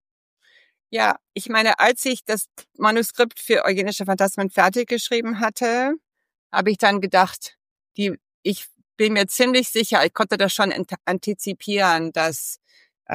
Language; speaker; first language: German; early bilingual, heritage; English